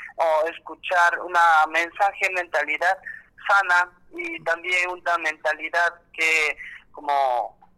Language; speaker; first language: Spanish; non-native, learner; Korean